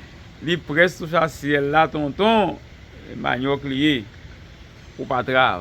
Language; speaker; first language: French; non-native, learner; Haitian Creole